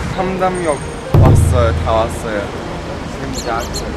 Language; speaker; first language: Korean; non-native, learner; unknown